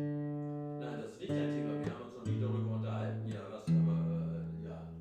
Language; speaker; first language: German; native; German